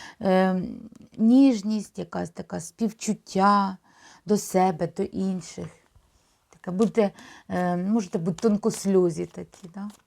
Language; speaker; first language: Ukrainian; non-native, local second language; Russian